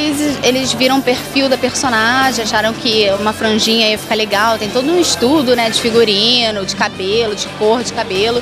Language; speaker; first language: Portuguese; native; Portuguese